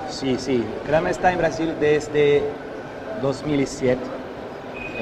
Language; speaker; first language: Spanish; non-native, fluent; Portuguese